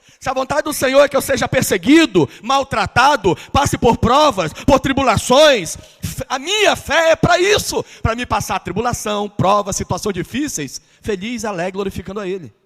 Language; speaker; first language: Portuguese; native; Portuguese